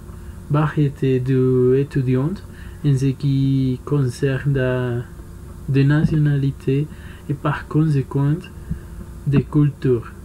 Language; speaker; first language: French; non-native, learner; Spanish